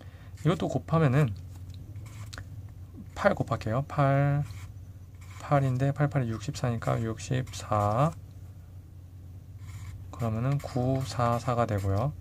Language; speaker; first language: Korean; native; Korean